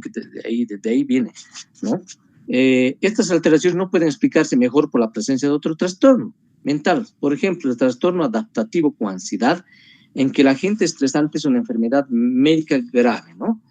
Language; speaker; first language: Spanish; native; Spanish